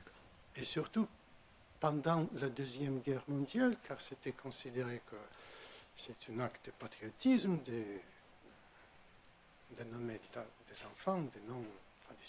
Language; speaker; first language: French; non-native, fluent; Russian